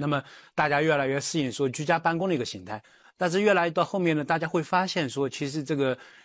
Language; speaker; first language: Chinese; native; Chinese